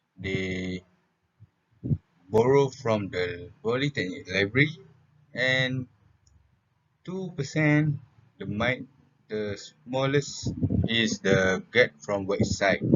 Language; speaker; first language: English; non-native, local second language; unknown